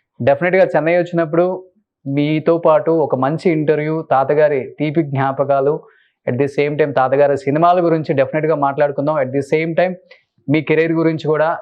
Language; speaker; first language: Telugu; native; Telugu